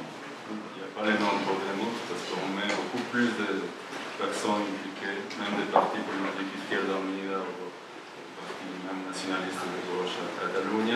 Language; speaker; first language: French; non-native, fluent; Spanish